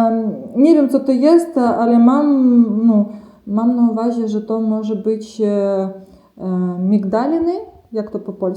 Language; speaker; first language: Polish; non-native, learner; Russian